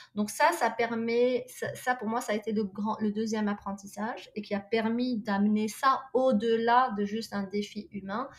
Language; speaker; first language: French; non-native, local second language; Arabic